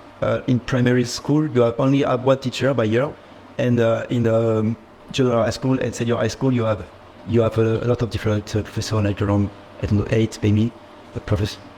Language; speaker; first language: English; non-native, fluent; French